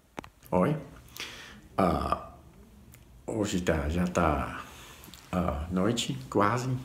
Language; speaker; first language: Portuguese; non-native, fluent; Dutch